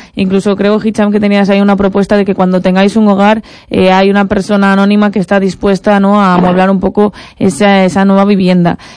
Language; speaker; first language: Spanish; native; Spanish